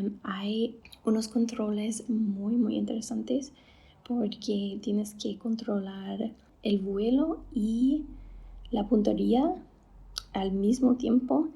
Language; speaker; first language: Spanish; non-native, fluent; English